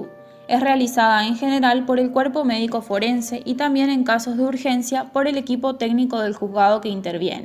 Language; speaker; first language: Spanish; native; Spanish